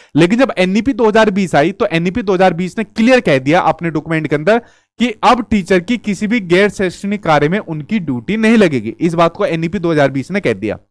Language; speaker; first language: Hindi; native; Hindi